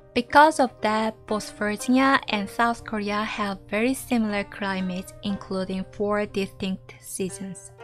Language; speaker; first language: English; non-native, fluent; Korean